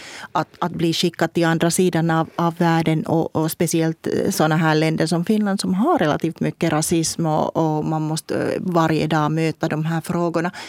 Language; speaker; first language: Swedish; non-native, local second language; Finnish